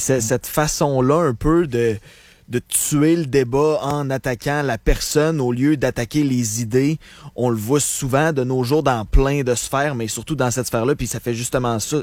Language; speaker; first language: French; native; French